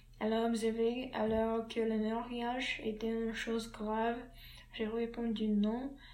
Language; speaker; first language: French; non-native, learner; English